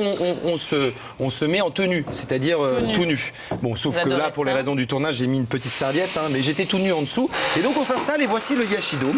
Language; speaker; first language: French; native; French